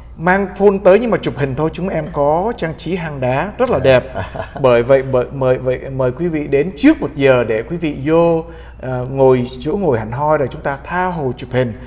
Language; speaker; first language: Vietnamese; early bilingual, heritage; Vietnamese